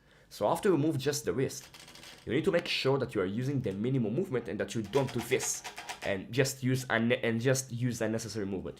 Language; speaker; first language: English; non-native, fluent; Hebrew